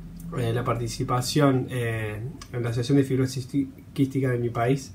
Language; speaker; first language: Spanish; native; Spanish